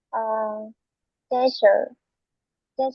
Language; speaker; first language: English; non-native, learner; Vietnamese